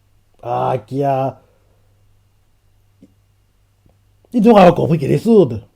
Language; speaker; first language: French; native; French